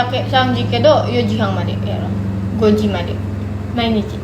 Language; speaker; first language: Japanese; non-native, learner; Indonesian